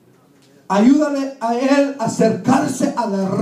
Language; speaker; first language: Spanish; early bilingual, heritage; Spanish